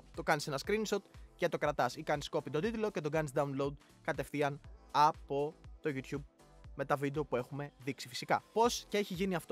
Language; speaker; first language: Greek; native; Greek